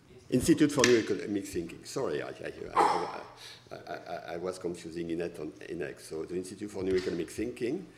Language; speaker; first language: English; non-native, fluent; French